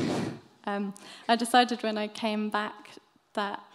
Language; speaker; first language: English; native; English